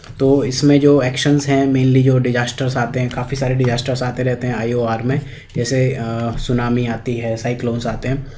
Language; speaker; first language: Hindi; native; Hindi